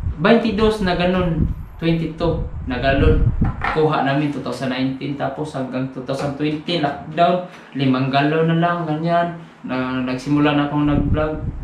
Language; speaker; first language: Filipino; non-native, local second language; Cebuano